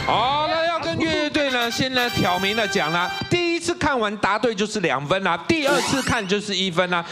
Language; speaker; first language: Chinese; native; Chinese